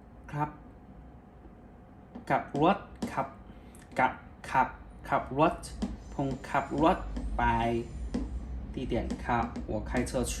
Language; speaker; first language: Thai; non-native, learner; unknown